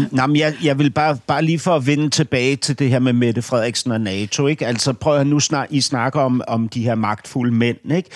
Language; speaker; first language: Danish; native; Danish